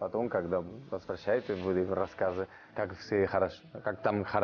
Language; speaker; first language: Russian; non-native, learner; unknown